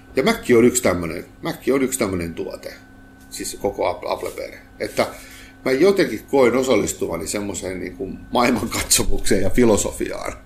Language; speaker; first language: Finnish; native; Finnish